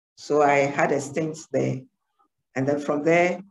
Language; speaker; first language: English; non-native, local second language; Ewe